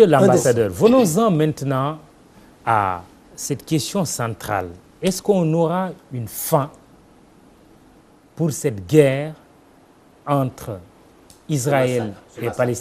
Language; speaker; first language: French; non-native, local second language; Wolof